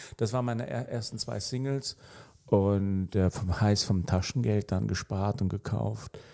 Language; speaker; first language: German; native; German